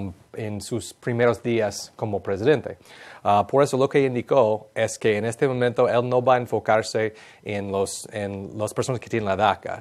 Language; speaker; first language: Spanish; non-native, fluent; English